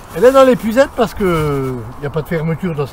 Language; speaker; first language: French; native; French